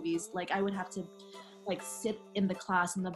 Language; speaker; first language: English; native; English